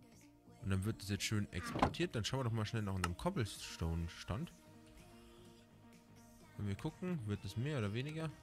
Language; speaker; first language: German; native; German